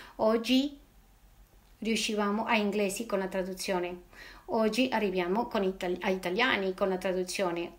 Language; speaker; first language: Italian; non-native, fluent; Spanish